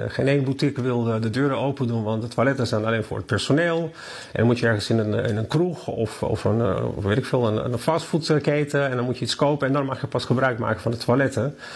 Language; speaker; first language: Dutch; non-native, fluent; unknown